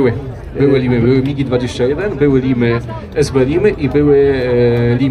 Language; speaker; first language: Polish; native; Polish